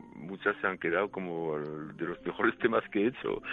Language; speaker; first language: Spanish; non-native, fluent; French